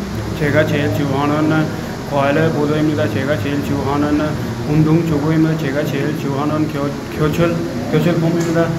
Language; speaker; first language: Korean; non-native, learner; Urdu